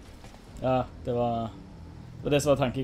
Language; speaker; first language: Norwegian; native; Norwegian